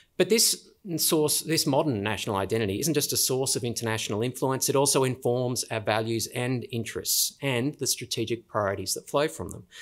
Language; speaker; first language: English; native; English